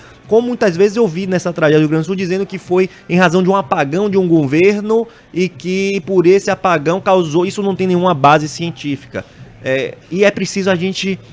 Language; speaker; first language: Portuguese; native; Portuguese